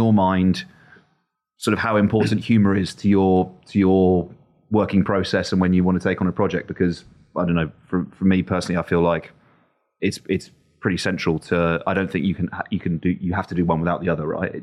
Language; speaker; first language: English; native; English